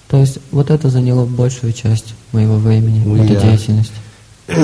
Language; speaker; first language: Russian; native; Russian